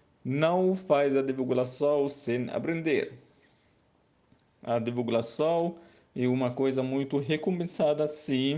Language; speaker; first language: Portuguese; non-native, learner; Arabic